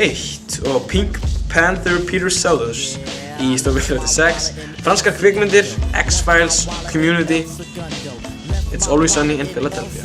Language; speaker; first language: Swedish; non-native, learner; Icelandic